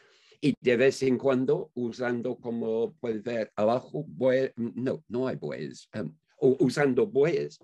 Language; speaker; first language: Spanish; non-native, fluent; English